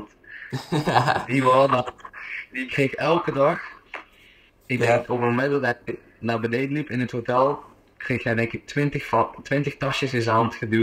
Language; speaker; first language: Dutch; native; Dutch